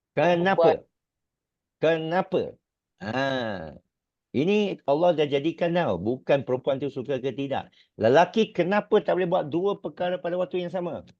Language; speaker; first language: Malay; non-native, local second language; Chinese